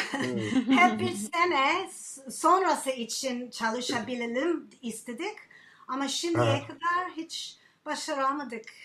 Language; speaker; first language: Turkish; non-native, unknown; English